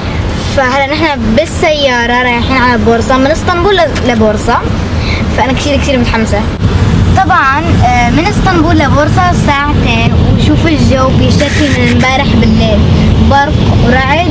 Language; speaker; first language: Arabic; native; Arabic